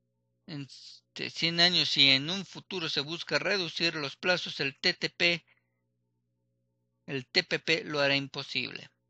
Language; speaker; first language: Spanish; native; Spanish